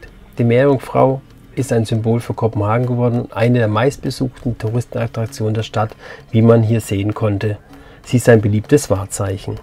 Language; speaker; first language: German; native; German